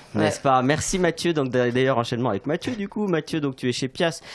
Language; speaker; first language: French; native; French